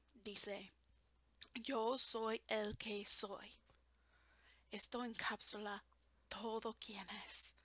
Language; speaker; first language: Spanish; non-native, fluent; English